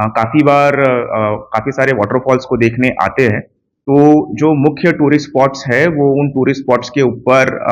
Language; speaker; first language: Hindi; non-native, local second language; Gujarati